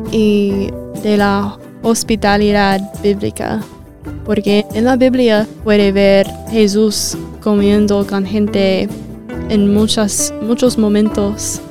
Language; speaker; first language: Spanish; non-native, learner; English